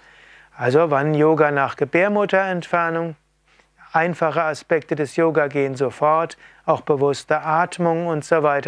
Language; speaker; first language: German; non-native, fluent; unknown